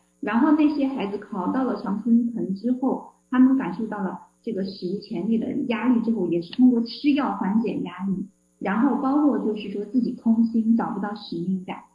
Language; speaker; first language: Chinese; native; Chinese